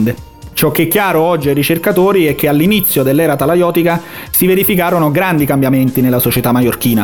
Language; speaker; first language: Italian; native; Italian